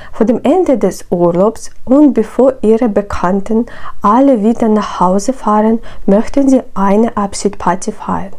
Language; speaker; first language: German; non-native, fluent; Ukrainian